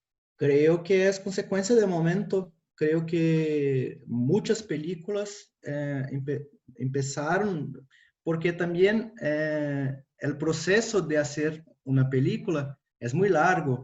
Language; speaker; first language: Spanish; non-native, fluent; Portuguese